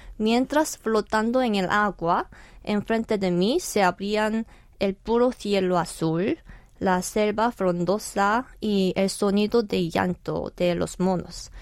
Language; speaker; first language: Spanish; non-native, fluent; Korean